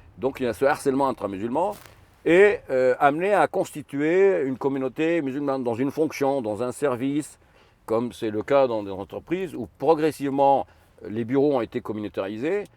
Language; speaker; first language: French; non-native, fluent; Arabic